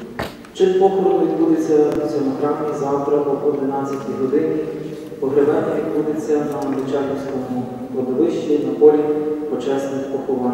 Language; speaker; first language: Ukrainian; native; Ukrainian